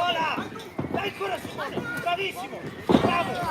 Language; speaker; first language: Italian; native; Italian